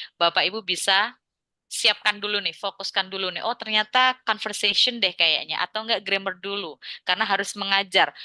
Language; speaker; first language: Indonesian; non-native, local second language; Javanese